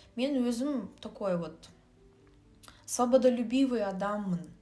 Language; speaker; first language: Russian; non-native, local second language; Kazakh